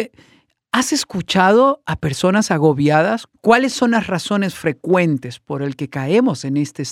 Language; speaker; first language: Spanish; native; Spanish